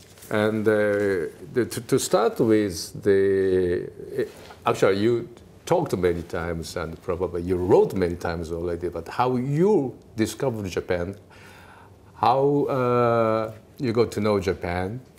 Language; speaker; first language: English; non-native, fluent; Japanese